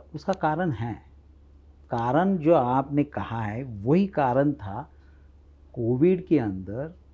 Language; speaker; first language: Hindi; non-native, local second language; Marathi